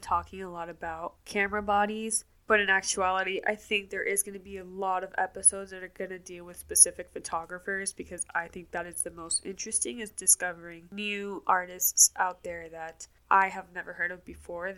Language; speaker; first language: English; native; English